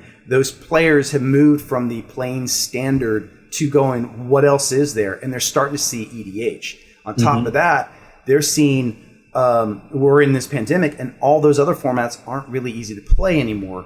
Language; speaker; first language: English; native; English